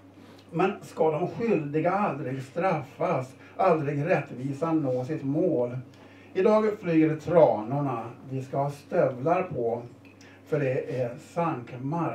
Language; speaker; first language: Swedish; native; Swedish